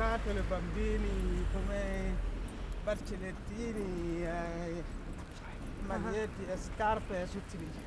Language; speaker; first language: Italian; non-native, learner; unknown